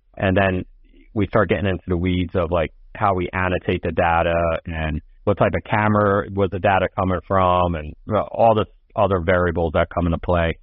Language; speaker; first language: English; native; English